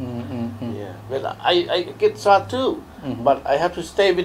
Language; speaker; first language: English; non-native, learner; Lao